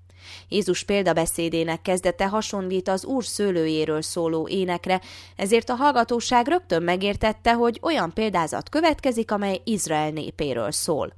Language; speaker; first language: Hungarian; native; Hungarian